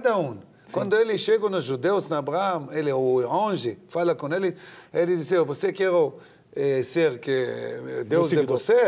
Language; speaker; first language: Portuguese; non-native, learner; Hebrew